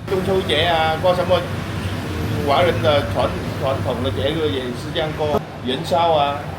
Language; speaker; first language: Chinese; early bilingual, heritage; Min Nan Chinese